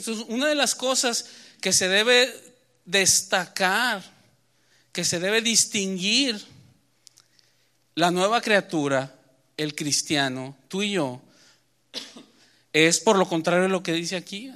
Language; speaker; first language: Spanish; native; Spanish